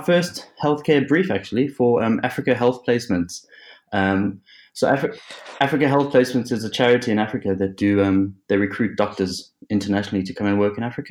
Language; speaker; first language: English; native; English